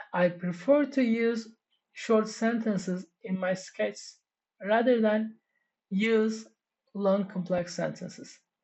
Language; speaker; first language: English; non-native, fluent; Turkish